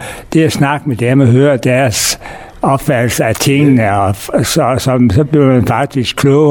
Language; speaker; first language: Danish; native; Danish